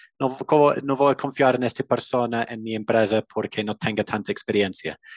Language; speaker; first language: Spanish; non-native, fluent; English